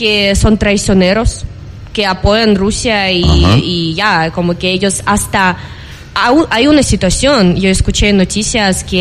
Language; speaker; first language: Spanish; non-native, fluent; Ukrainian